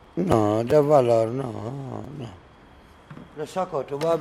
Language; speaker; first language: Spanish; non-native, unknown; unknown